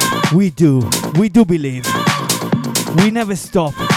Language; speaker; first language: English; non-native, fluent; Italian